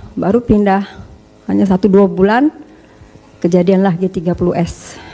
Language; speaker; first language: Indonesian; early bilingual, heritage; Indonesian